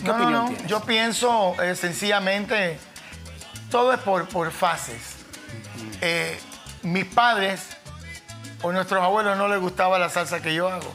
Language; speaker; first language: Spanish; native; Spanish